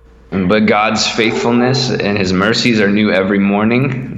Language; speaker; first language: English; native; English